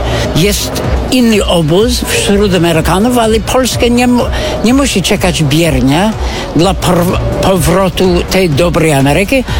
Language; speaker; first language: Polish; non-native, fluent; English